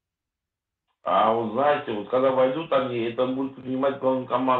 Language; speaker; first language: Russian; native; Russian